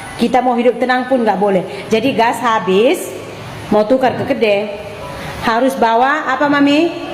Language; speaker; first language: Indonesian; native; Indonesian